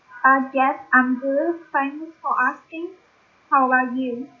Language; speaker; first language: English; non-native, learner; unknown